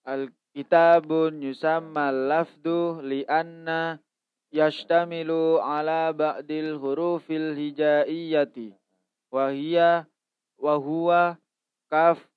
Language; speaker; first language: Arabic; non-native, learner; Indonesian